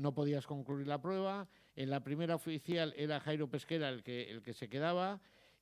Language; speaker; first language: Spanish; native; Spanish